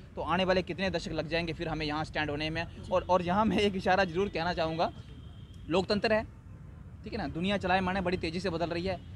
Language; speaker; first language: Hindi; native; Hindi